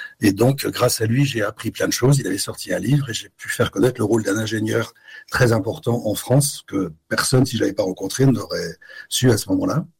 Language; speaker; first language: French; native; French